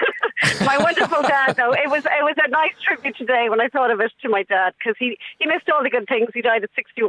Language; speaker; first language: English; native; English